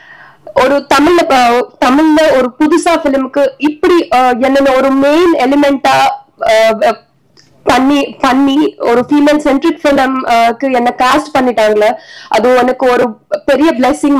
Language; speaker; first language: Tamil; non-native, learner; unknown